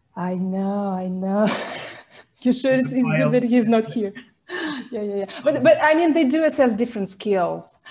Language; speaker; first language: English; non-native, fluent; Russian